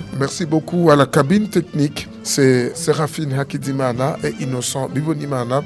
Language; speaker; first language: French; non-native, local second language; Rundi